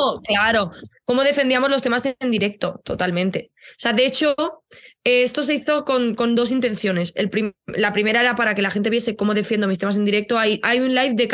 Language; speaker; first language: Spanish; native; Spanish